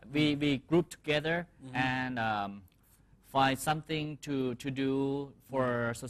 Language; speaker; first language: English; non-native, fluent; Thai